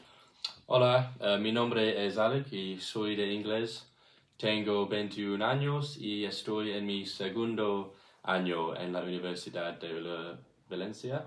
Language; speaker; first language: Spanish; non-native, learner; English